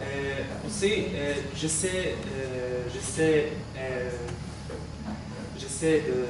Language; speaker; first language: French; non-native, learner; Arabic